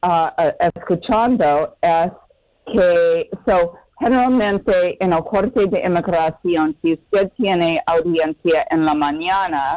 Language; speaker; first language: Spanish; non-native, learner; English